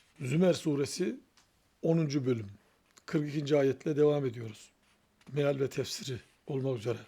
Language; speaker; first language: Turkish; native; Turkish